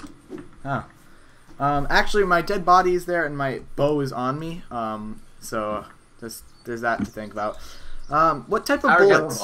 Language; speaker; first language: English; native; English